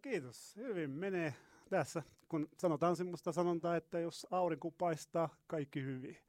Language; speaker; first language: Finnish; non-native, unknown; Arabic